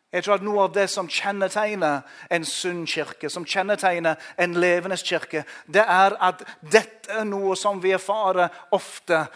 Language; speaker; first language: Norwegian; non-native, fluent; English